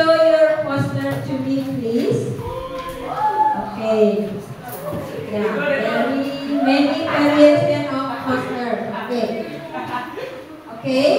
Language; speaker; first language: English; non-native, learner; Indonesian